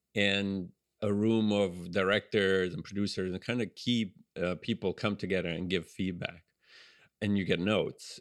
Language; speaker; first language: English; non-native, fluent; Italian